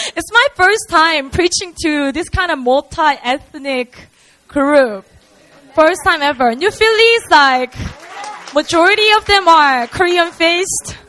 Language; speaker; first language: English; non-native, fluent; Korean